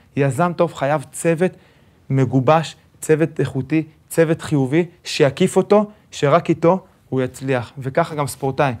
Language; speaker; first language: Hebrew; early bilingual, other home language; Spanish